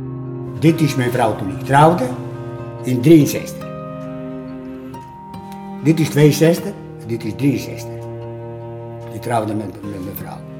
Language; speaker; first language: Dutch; non-native, learner; Italian